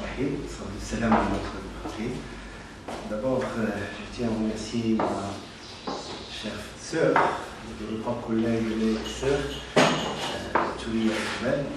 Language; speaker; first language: French; non-native, local second language; Arabic